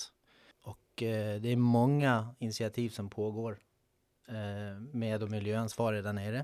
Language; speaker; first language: Swedish; native; Swedish